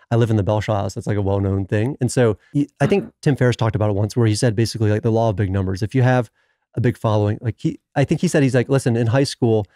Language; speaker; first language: English; native; English